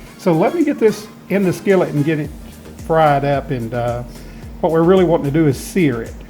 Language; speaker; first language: English; native; English